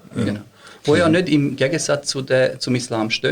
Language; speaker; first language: German; early bilingual, other home language; Bosnian